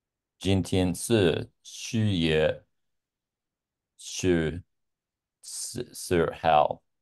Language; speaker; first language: Chinese; non-native, learner; English